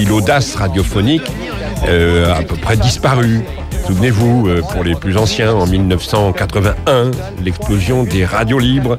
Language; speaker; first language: French; native; French